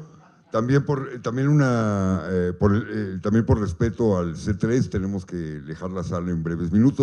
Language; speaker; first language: Spanish; native; Spanish